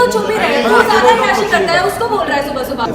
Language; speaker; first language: Hindi; native; Hindi